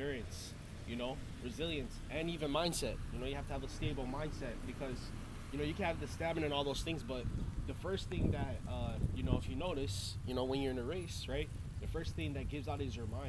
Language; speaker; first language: English; native; English